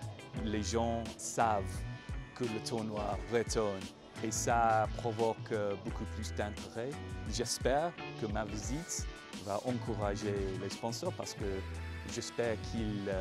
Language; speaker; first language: French; non-native, fluent; English